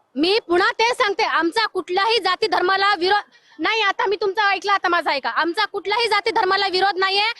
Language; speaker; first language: Marathi; native; Marathi